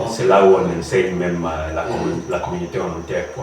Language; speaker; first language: French; non-native, learner; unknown